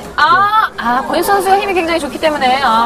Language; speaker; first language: Korean; native; Korean